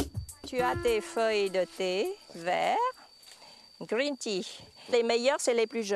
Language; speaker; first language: French; non-native, fluent; Vietnamese